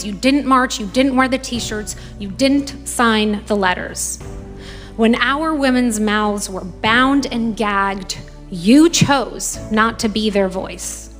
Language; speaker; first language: English; early bilingual, other home language; Persian